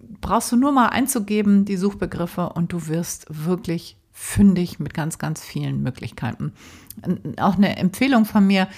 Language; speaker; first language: German; native; German